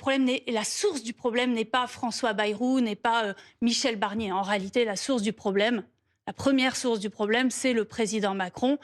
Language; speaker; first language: French; native; French